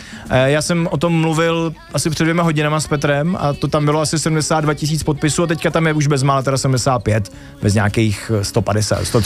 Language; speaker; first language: Czech; native; Czech